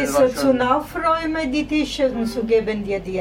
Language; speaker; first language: German; non-native, learner; Italian